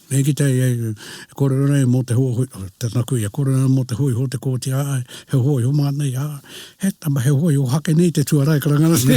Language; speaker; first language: Māori; native; Māori